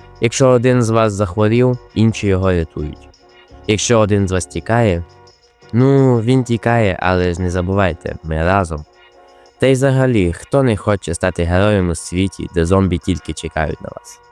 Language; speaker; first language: Ukrainian; native; Ukrainian